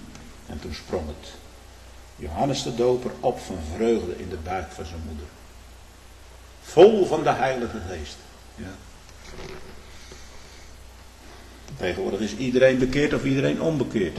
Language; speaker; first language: Dutch; native; Dutch